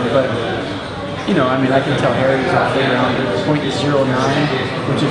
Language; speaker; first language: English; native; English